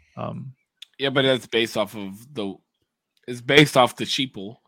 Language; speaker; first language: English; native; English